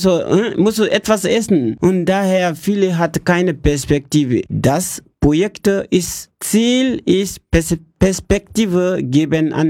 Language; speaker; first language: German; non-native, learner; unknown